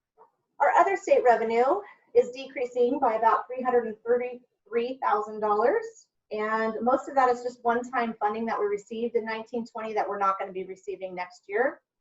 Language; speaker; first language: English; native; English